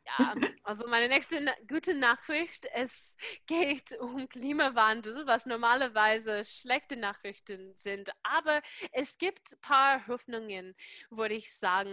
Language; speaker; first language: German; non-native, fluent; English